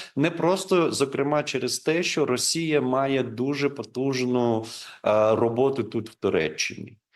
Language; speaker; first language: Ukrainian; non-native, local second language; Crimean Tatar